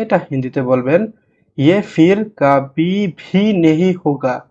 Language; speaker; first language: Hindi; non-native, learner; Bangla